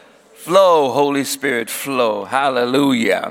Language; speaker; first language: English; non-native, local second language; Swati